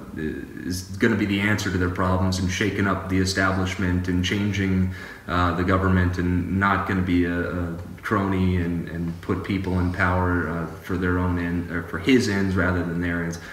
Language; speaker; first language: English; native; English